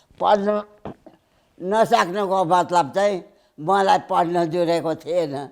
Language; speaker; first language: Nepali; early bilingual, heritage; Nepali